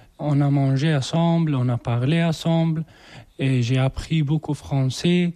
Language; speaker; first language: French; non-native, learner; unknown